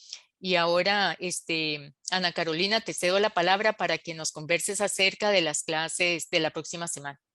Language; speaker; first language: Spanish; native; Spanish